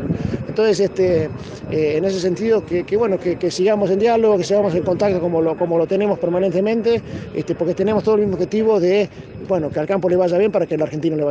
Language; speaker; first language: Spanish; native; Spanish